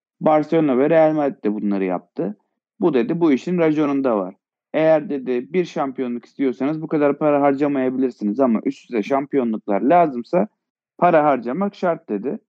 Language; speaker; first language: Turkish; native; Turkish